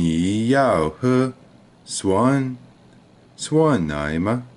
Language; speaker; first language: Chinese; non-native, learner; English